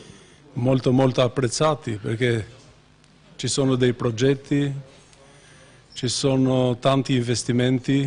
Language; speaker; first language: Italian; non-native, fluent; Albanian